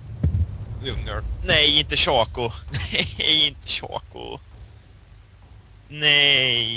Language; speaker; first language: Swedish; native; Swedish